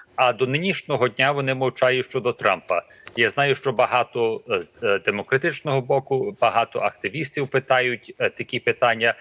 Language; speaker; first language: Ukrainian; early bilingual, heritage; Ukrainian